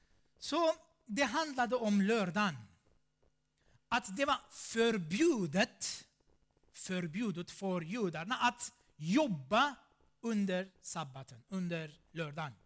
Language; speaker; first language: Swedish; non-native, fluent; Armenian